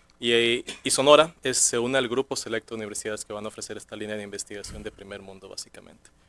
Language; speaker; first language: Spanish; native; Spanish